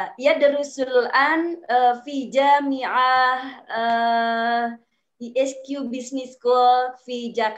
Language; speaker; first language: Arabic; non-native, learner; Indonesian